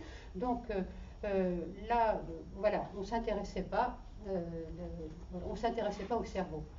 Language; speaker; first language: French; native; French